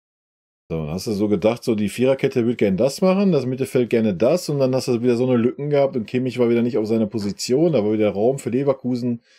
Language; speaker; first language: German; native; German